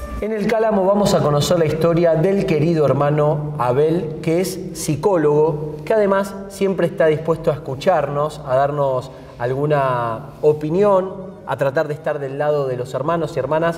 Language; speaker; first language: Spanish; native; Spanish